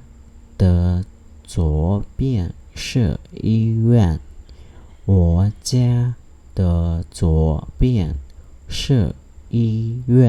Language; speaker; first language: Chinese; non-native, fluent; Khmer